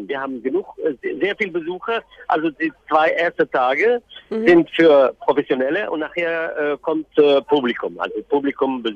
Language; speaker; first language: German; non-native, fluent; Arabic